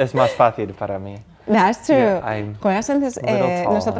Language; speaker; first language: Spanish; non-native, fluent; English